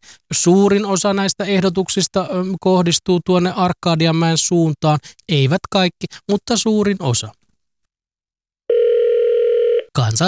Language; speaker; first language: Finnish; native; Finnish